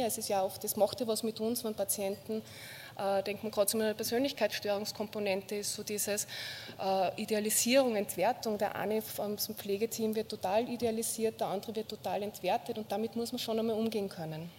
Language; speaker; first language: German; native; German